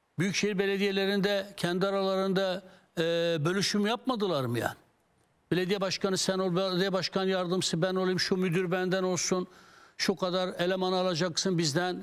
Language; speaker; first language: Turkish; non-native, local second language; Kurdish